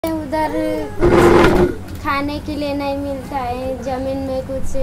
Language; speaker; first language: Hindi; non-native, learner; Nepali